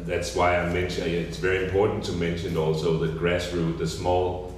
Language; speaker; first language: English; non-native, fluent; Danish